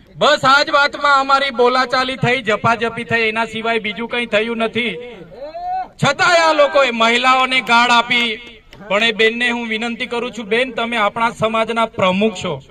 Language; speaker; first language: Gujarati; non-native, local second language; Vasavi